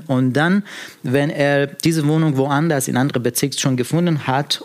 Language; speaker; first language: German; non-native, fluent; Persian